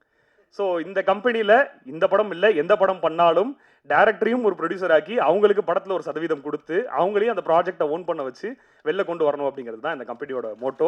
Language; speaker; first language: Tamil; native; Tamil